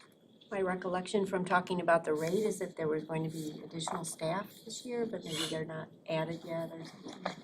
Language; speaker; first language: English; native; English